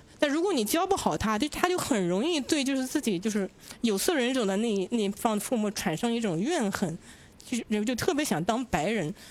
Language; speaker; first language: Chinese; native; Chinese